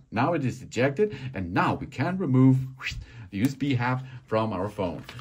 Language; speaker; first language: English; non-native, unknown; German